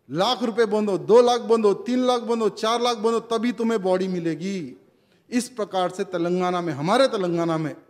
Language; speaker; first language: Hindi; non-native, local second language; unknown